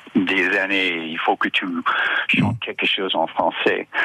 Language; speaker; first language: French; non-native, learner; English